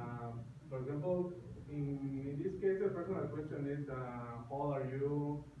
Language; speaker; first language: English; non-native, learner; Spanish